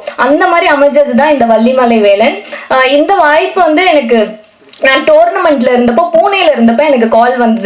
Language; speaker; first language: Tamil; native; Tamil